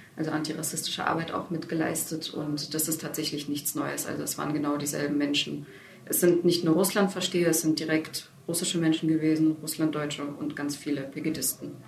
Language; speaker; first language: German; native; German